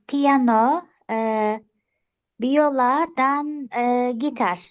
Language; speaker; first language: Indonesian; non-native, learner; Turkish